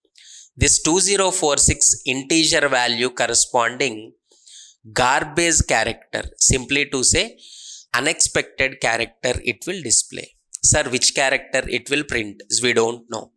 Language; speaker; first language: English; non-native, local second language; Telugu